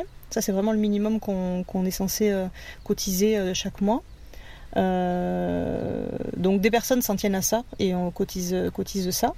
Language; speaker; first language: French; native; French